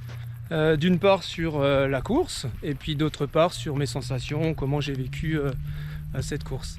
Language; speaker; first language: French; native; French